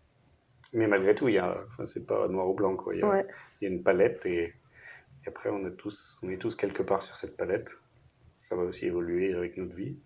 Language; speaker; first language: French; native; French